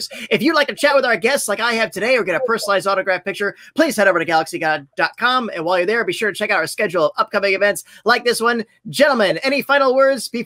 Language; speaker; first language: English; native; English